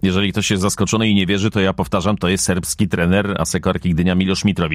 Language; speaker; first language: Polish; native; Polish